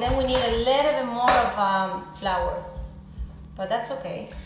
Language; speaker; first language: English; non-native, fluent; Spanish